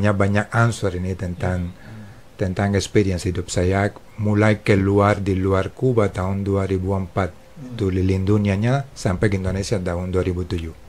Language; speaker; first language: Indonesian; non-native, fluent; Spanish